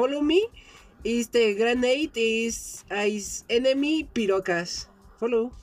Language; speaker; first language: English; non-native, learner; Spanish